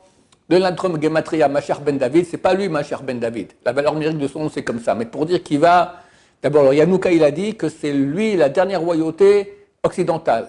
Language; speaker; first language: French; native; French